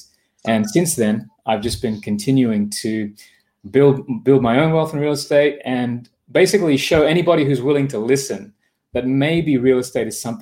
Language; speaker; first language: English; native; English